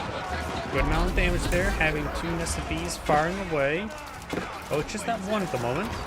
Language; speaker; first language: English; native; English